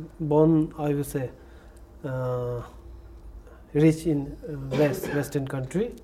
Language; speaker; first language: English; non-native, learner; Tibetan